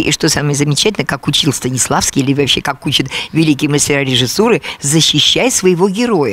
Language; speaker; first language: Russian; native; Russian